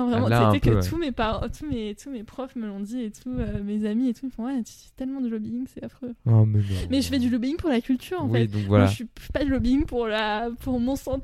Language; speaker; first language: French; native; French